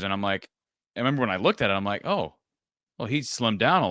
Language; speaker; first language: English; native; English